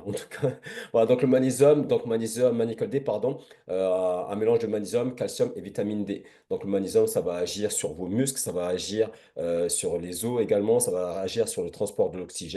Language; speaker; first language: French; native; French